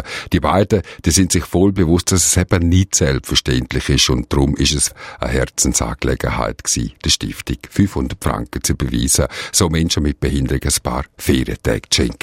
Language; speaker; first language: German; native; German